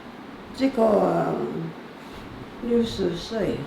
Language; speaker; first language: Chinese; non-native, local second language; Amis